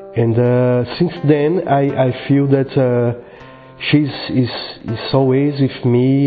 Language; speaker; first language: English; non-native, fluent; Portuguese